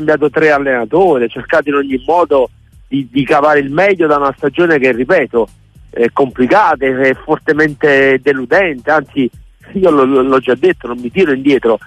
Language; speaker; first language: Italian; native; Italian